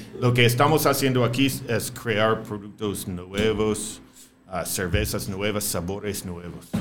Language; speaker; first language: Spanish; non-native, fluent; English